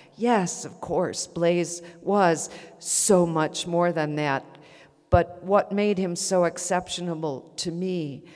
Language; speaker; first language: English; native; English